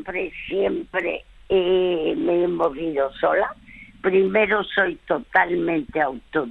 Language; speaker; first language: Spanish; early bilingual, other home language; French